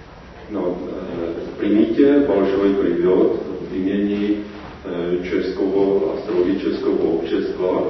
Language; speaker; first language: Russian; non-native, learner; Czech